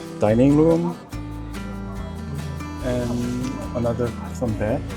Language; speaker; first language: English; non-native, learner; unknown